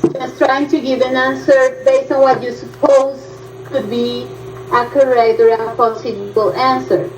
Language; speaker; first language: English; non-native, learner; Spanish